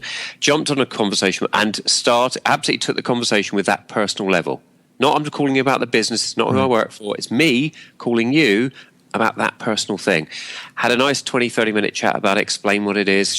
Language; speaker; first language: English; native; English